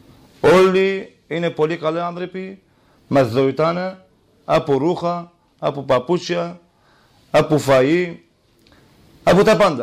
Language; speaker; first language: Greek; non-native, learner; Kurdish